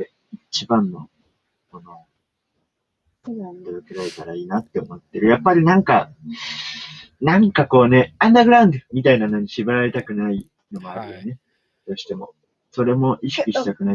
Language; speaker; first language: Japanese; native; Japanese